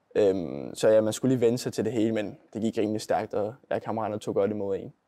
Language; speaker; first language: Danish; native; Danish